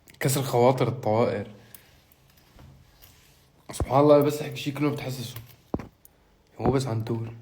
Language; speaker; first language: Arabic; native; Arabic